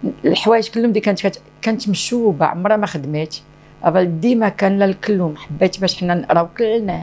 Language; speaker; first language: Arabic; native; Arabic